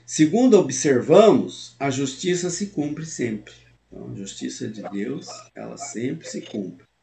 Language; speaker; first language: Portuguese; native; Portuguese